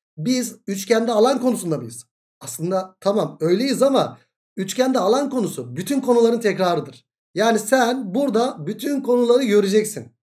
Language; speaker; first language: Turkish; native; Turkish